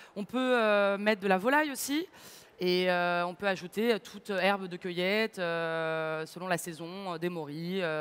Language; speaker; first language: French; native; French